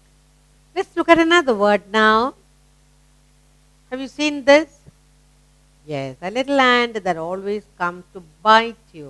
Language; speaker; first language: English; non-native, local second language; Tamil